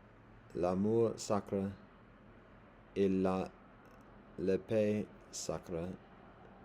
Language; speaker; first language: French; non-native, learner; English